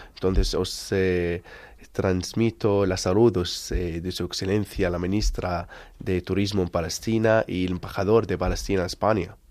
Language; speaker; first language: Spanish; non-native, learner; Arabic